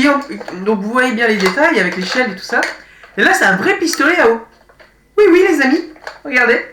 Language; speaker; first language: French; native; French